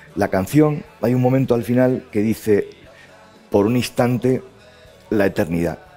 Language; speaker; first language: Spanish; native; Spanish